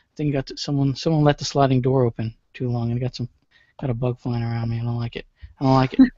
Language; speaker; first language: English; native; English